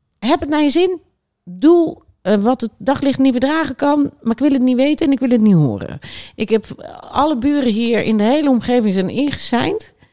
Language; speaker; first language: Dutch; native; Dutch